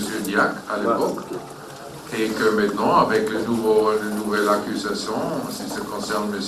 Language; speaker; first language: French; non-native, fluent; German